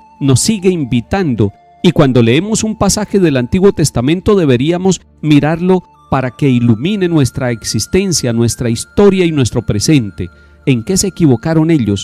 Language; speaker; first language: Spanish; native; Spanish